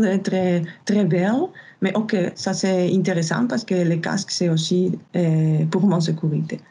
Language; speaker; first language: French; non-native, fluent; Spanish